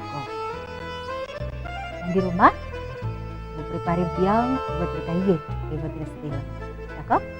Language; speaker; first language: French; non-native, fluent; Indonesian